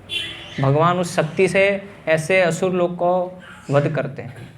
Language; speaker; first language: Hindi; native; Hindi